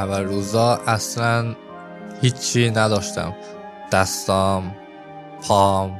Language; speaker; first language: Persian; early bilingual, heritage; English